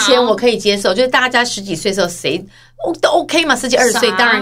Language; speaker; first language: Chinese; native; Chinese